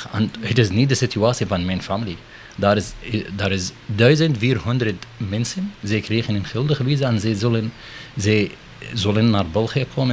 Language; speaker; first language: Dutch; non-native, learner; Arabic